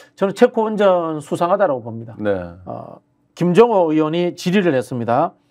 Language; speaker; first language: Korean; native; Korean